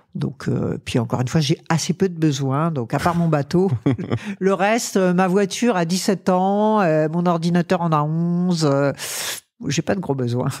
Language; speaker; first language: French; native; French